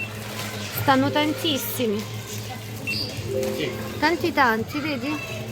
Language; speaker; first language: Italian; non-native, fluent; Russian